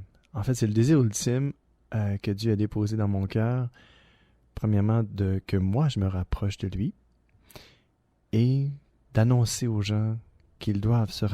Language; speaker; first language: French; native; French